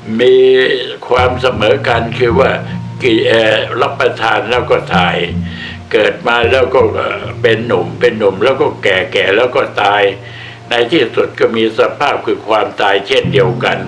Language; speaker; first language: Thai; native; Thai